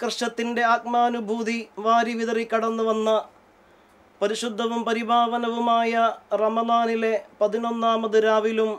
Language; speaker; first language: Malayalam; native; Malayalam